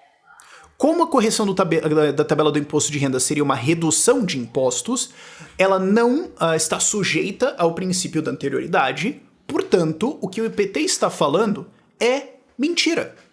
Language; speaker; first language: Portuguese; native; Portuguese